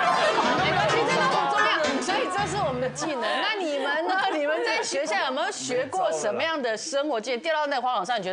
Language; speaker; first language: Chinese; native; Chinese